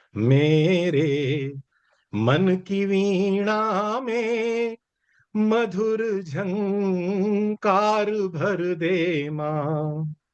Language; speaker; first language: Hindi; native; Hindi